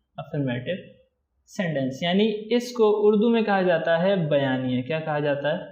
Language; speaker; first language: Urdu; native; Urdu